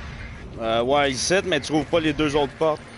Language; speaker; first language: French; native; French